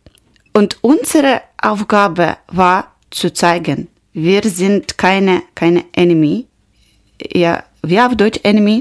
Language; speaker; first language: German; non-native, learner; Ukrainian